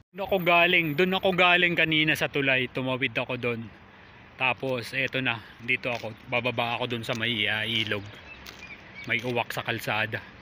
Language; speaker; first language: Filipino; native; Filipino